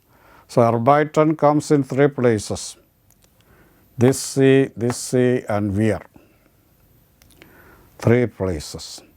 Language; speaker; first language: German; non-native, learner; Malayalam